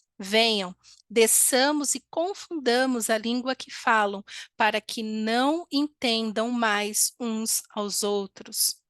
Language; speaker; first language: Portuguese; native; Portuguese